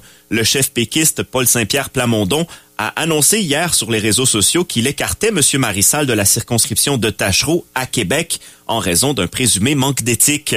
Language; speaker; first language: French; native; French